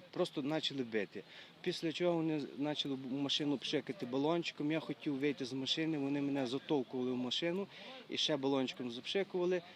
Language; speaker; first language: Ukrainian; native; Ukrainian